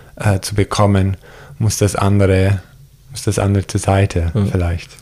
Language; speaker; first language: German; early bilingual, heritage; German